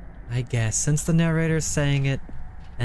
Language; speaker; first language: English; native; English